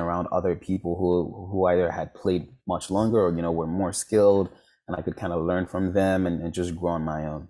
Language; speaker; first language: English; non-native, local second language; Yoruba